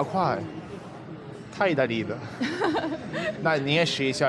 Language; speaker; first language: Chinese; non-native, fluent; Italian